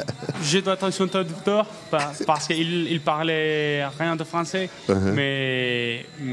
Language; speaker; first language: French; non-native, learner; Spanish